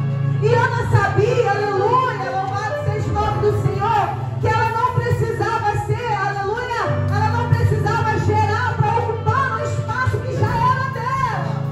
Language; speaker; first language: Portuguese; native; Portuguese